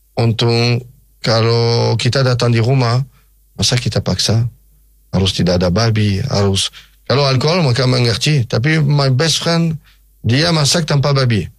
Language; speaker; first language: Indonesian; non-native, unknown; French